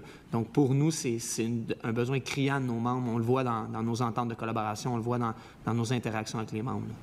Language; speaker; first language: French; native; French